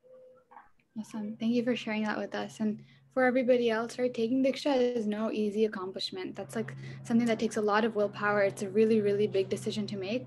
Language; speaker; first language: English; early bilingual, other home language; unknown